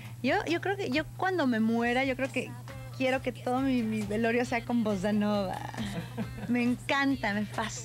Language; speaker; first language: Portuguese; non-native, learner; Spanish